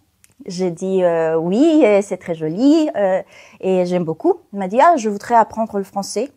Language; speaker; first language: French; non-native, fluent; Spanish